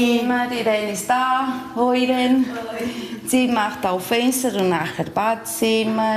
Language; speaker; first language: German; non-native, learner; Portuguese